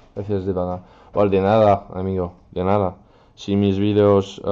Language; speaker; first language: Spanish; non-native, learner; French